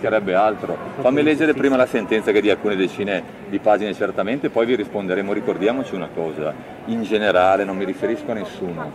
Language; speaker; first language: Italian; native; Italian